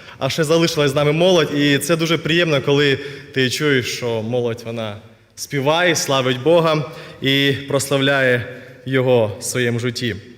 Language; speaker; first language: Ukrainian; non-native, local second language; Russian